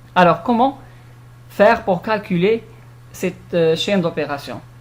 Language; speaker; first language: French; non-native, local second language; Arabic